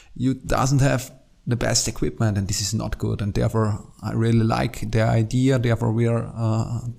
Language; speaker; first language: English; non-native, fluent; German